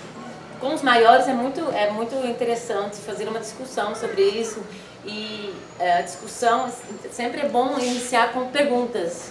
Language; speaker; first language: Portuguese; non-native, fluent; Dutch